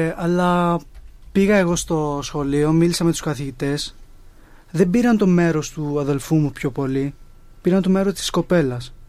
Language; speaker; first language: Greek; early bilingual, other home language; Punjabi